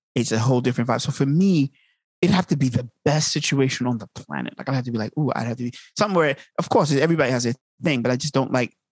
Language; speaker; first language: English; native; English